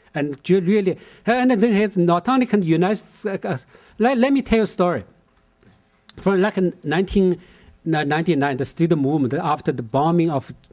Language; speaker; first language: English; non-native, fluent; Chinese